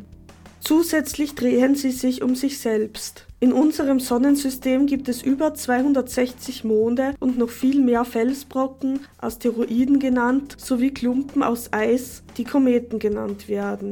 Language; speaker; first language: German; native; German